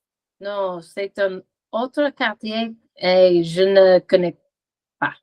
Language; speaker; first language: French; non-native, learner; English